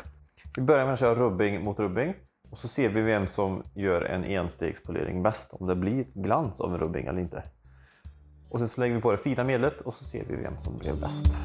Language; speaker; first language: Swedish; native; Swedish